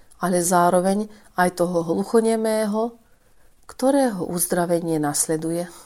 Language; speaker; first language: Slovak; native; Slovak